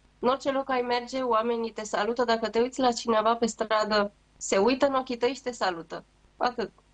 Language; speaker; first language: Romanian; native; Romanian